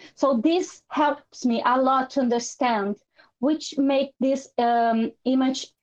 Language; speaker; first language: English; non-native, fluent; Portuguese